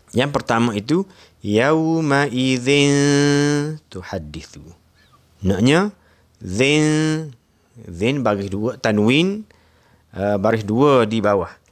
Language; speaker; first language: Malay; native; Malay